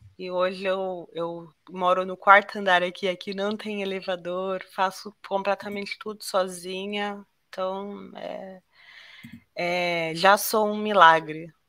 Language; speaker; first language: Portuguese; native; Portuguese